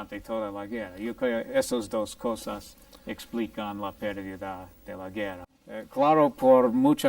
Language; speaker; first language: Spanish; non-native, fluent; English